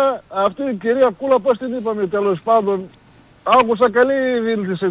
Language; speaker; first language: Greek; native; Greek